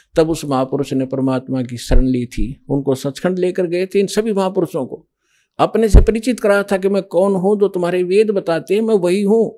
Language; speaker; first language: Hindi; native; Hindi